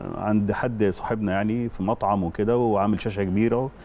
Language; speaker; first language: Arabic; native; Arabic